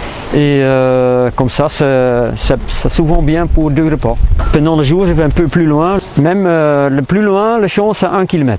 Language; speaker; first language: French; non-native, fluent; Dutch